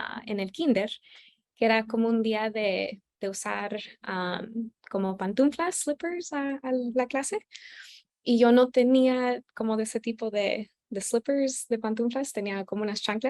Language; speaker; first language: Spanish; early bilingual, heritage; Spanish